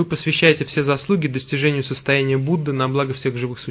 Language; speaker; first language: Russian; native; Russian